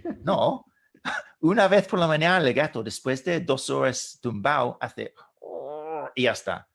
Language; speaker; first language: Spanish; non-native, fluent; English